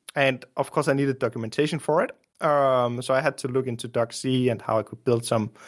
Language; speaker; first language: English; non-native, fluent; Danish